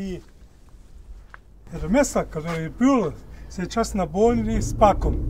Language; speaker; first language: Russian; non-native, learner; German